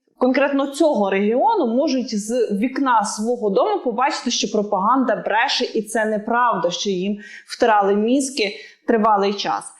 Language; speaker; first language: Ukrainian; native; Ukrainian